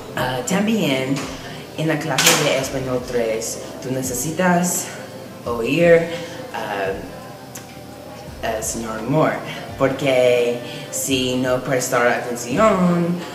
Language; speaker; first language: Spanish; non-native, learner; English